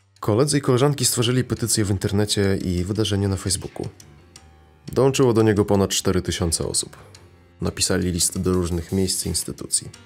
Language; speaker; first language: Polish; early bilingual, other home language; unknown